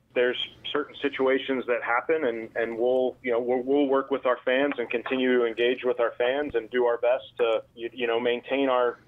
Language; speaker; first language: English; native; English